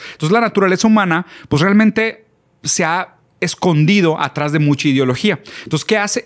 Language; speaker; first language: Spanish; early bilingual, other home language; Portuguese